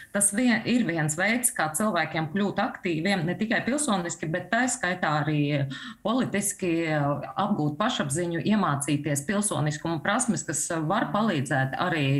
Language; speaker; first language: Latvian; non-native, local second language; Russian